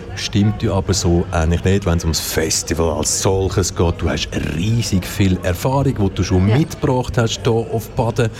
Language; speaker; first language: German; native; German